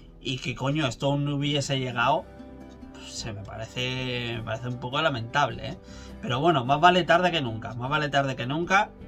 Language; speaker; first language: Spanish; native; Spanish